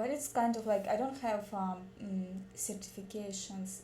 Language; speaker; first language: English; non-native, learner; Russian